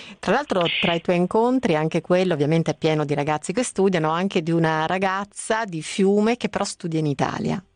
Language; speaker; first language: Italian; native; Italian